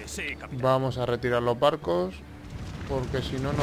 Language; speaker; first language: Spanish; native; Spanish